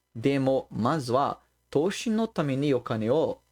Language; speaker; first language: Japanese; non-native, learner; Portuguese